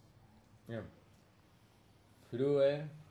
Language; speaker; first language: German; non-native, learner; Spanish